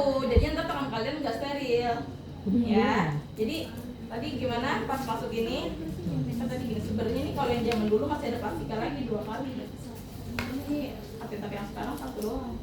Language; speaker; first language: Indonesian; native; Indonesian